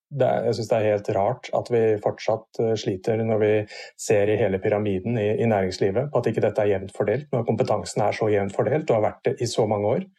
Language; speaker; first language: Norwegian; native; Norwegian